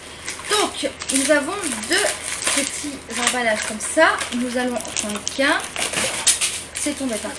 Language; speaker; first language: French; native; French